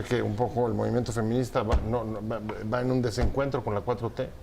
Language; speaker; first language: Spanish; native; Spanish